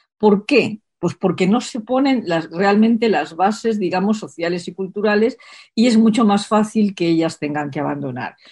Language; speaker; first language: Spanish; native; Spanish